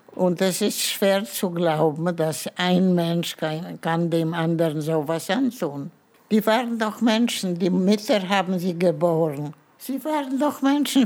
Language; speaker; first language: German; non-native, fluent; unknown